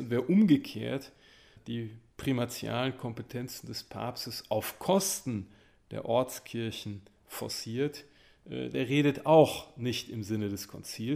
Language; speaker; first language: German; native; German